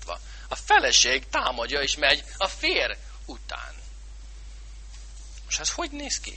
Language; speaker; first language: Hungarian; non-native, fluent; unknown